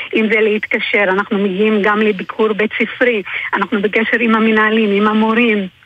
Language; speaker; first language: Hebrew; non-native, local second language; Arabic